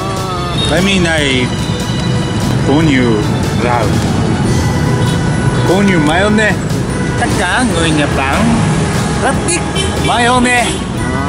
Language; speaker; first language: Vietnamese; non-native, learner; Japanese